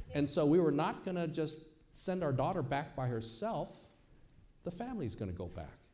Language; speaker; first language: English; native; English